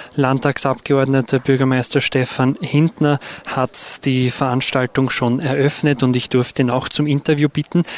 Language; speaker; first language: German; native; German